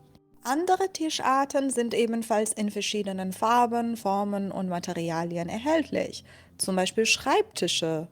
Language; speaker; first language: German; non-native, fluent; Persian